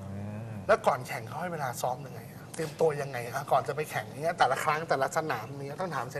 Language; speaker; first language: Thai; native; Thai